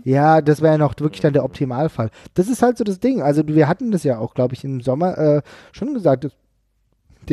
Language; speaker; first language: German; native; German